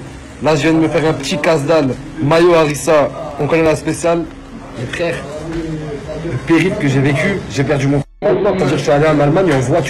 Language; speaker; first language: French; native; French